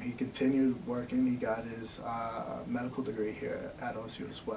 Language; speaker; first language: English; early bilingual, other home language; Spanish